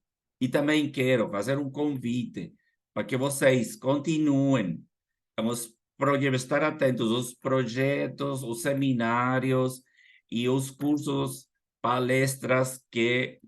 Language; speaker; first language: Portuguese; non-native, fluent; Spanish